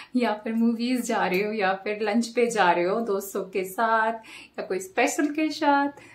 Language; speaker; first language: Hindi; non-native, local second language; Bangla